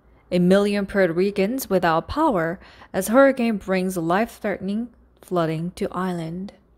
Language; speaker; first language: English; non-native, fluent; Korean